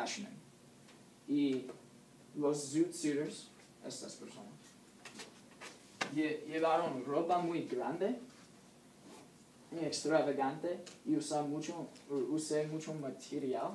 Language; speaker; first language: Spanish; non-native, learner; English